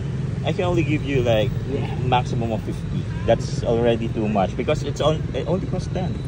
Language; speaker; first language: English; non-native, local second language; Filipino